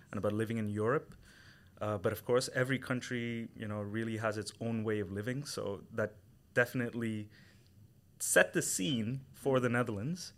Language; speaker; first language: English; non-native, local second language; Tamil